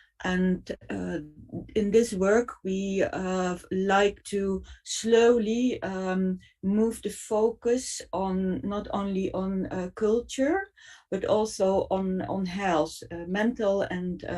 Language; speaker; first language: English; non-native, fluent; Dutch